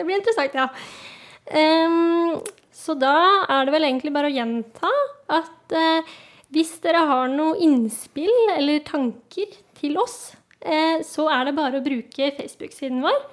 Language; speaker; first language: Norwegian; native; Norwegian